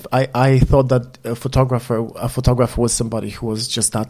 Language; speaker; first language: English; non-native, fluent; Polish